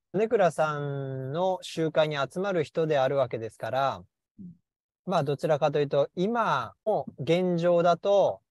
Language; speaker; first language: Japanese; native; Japanese